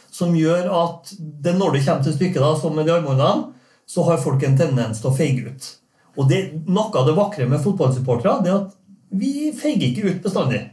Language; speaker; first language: Norwegian; native; Norwegian